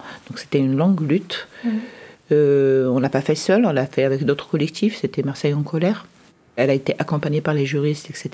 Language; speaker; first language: French; early bilingual, other home language; Arabic